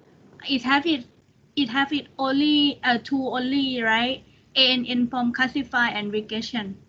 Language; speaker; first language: English; non-native, learner; Thai